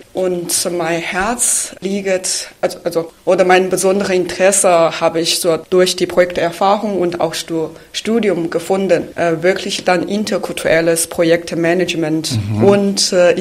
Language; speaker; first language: German; non-native, fluent; Chinese